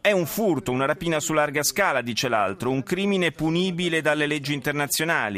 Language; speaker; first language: Italian; native; Italian